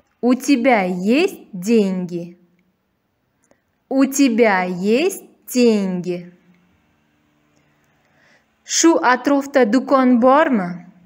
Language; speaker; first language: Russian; non-native, local second language; Uzbek